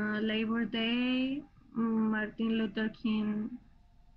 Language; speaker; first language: English; non-native, learner; Spanish